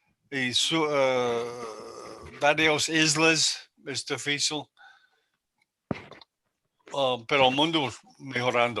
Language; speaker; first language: Spanish; non-native, learner; English